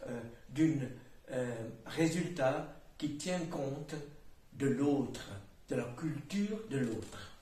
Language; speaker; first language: French; non-native, fluent; Italian